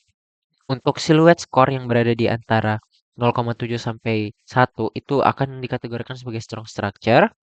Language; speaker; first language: Indonesian; native; Indonesian